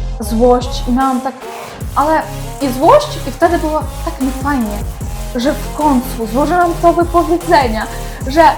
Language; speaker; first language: Polish; non-native, learner; Ukrainian